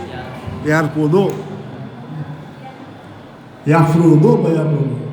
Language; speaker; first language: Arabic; non-native, fluent; Indonesian